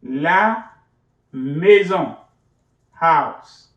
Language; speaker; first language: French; non-native, fluent; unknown